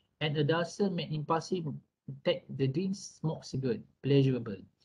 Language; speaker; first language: English; non-native, local second language; Malay